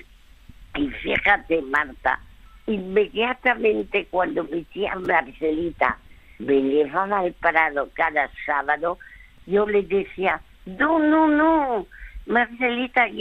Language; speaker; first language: Spanish; early bilingual, other home language; French